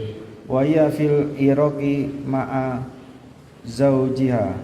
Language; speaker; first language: Arabic; non-native, learner; Indonesian